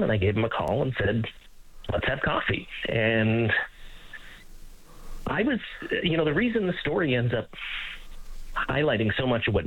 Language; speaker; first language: English; native; English